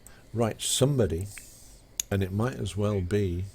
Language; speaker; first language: English; native; English